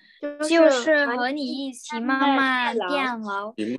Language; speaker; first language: Chinese; non-native, learner; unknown